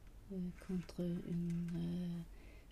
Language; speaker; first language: French; non-native, learner; Swedish